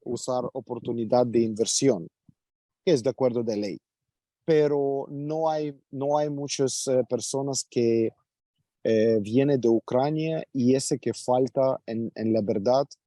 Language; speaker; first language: Spanish; non-native, fluent; Ukrainian